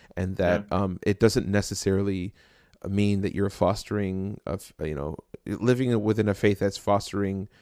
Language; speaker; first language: English; native; English